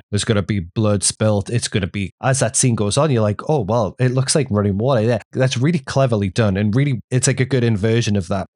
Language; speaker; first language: English; native; English